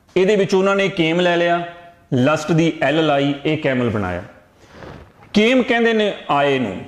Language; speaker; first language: Punjabi; native; Punjabi